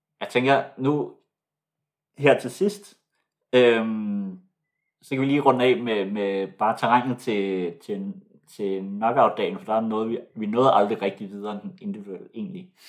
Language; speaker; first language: Danish; native; Danish